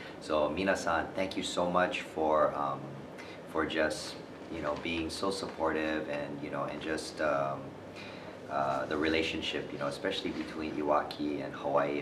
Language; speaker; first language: English; native; English